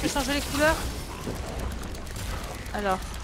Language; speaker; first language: French; native; French